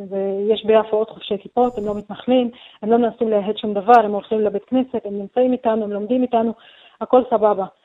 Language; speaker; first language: Hebrew; non-native, local second language; Arabic